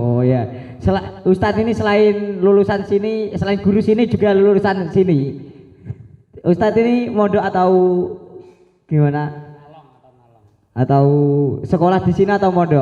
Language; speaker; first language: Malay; non-native, local second language; Javanese